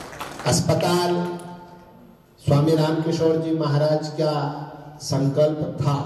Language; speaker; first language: Hindi; native; Hindi